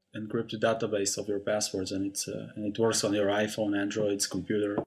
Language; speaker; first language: English; non-native, fluent; Russian